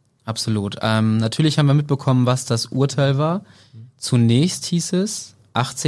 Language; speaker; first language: German; native; German